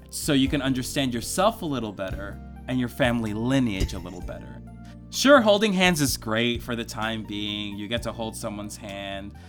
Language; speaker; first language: English; early bilingual, other home language; Spanish